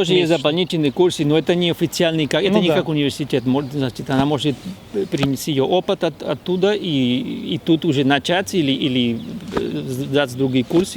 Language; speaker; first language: Russian; non-native, fluent; Spanish